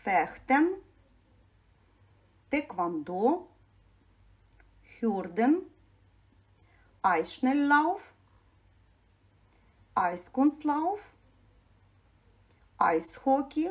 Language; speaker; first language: German; non-native, fluent; Ukrainian